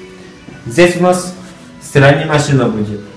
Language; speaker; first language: Russian; non-native, fluent; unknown